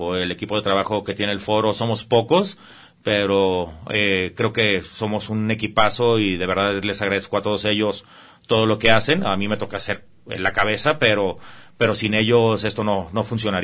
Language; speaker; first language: Spanish; native; Spanish